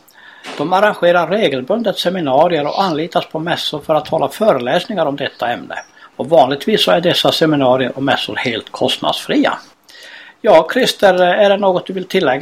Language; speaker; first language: Swedish; native; Swedish